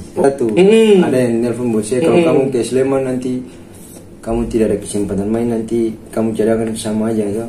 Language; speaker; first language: Indonesian; native; Indonesian